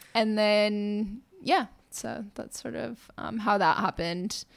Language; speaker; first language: English; native; English